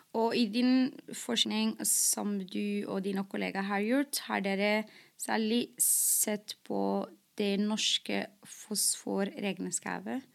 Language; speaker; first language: Norwegian; non-native, fluent; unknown